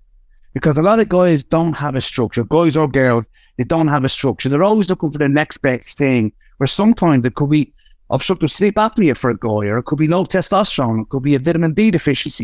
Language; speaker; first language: English; native; English